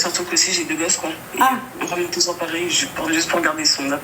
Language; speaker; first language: French; native; French